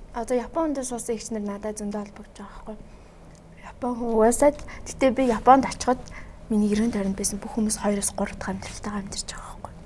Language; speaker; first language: Mongolian; native; Mongolian